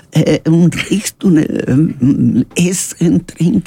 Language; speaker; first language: German; non-native, learner; Spanish